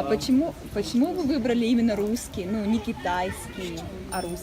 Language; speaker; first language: Russian; native; Russian